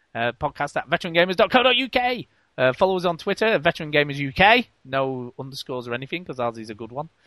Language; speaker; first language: English; native; English